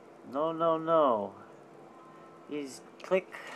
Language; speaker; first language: English; native; English